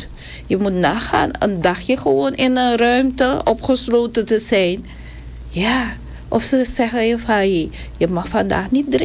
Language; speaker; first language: Dutch; non-native, local second language; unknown